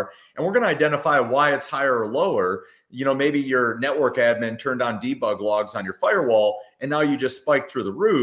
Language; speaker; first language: English; native; English